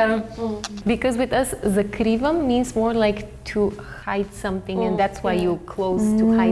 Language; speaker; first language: English; non-native, fluent; Bulgarian